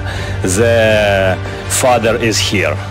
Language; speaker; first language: English; non-native, learner; Ukrainian